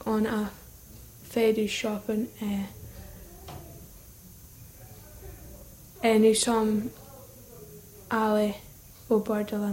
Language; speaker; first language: French; non-native, learner; English